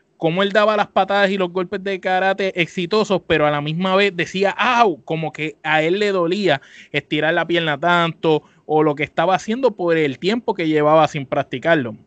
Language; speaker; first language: Spanish; native; Spanish